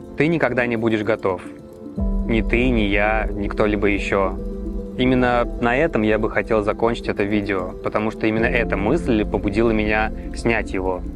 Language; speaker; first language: Russian; native; Russian